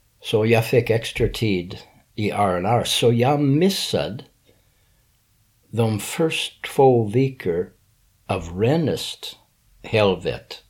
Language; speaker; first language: Swedish; early bilingual, heritage; English